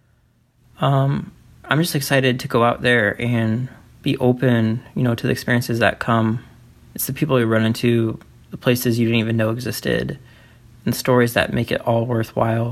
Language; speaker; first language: English; native; English